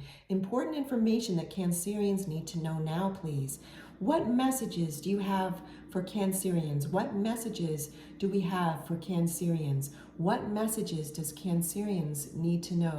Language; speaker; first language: English; native; English